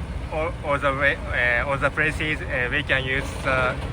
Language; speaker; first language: English; non-native, learner; Japanese